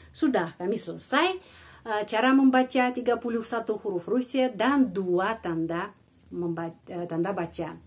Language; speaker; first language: Indonesian; non-native, fluent; Russian